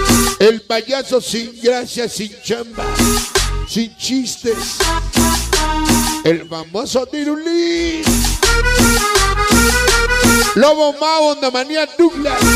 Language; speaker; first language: Spanish; native; Spanish